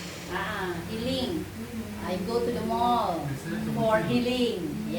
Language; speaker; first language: English; non-native, learner; Indonesian